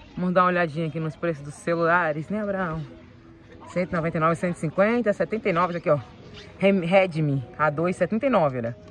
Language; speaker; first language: Portuguese; native; Portuguese